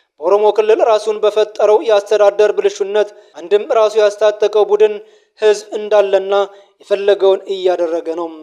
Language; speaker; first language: Amharic; native; Amharic